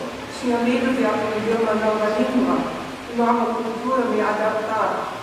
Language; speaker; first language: Portuguese; non-native, fluent; German